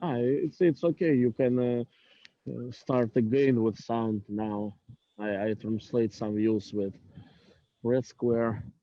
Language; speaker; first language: English; non-native, learner; Russian